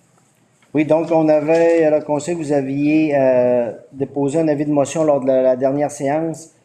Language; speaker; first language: French; native; French